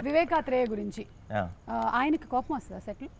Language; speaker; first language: Telugu; native; Telugu